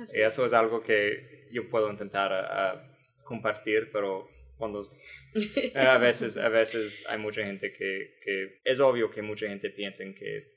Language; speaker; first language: Spanish; non-native, learner; English